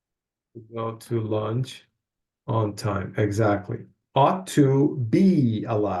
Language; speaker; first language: English; non-native, fluent; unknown